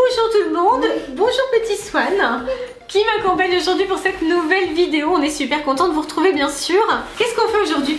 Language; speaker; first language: French; native; French